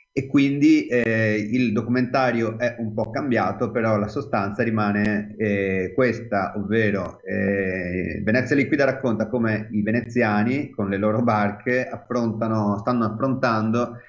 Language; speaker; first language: Italian; native; Italian